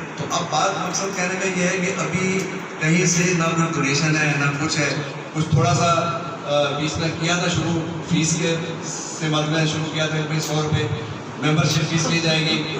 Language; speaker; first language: Urdu; non-native, local second language; Sindhi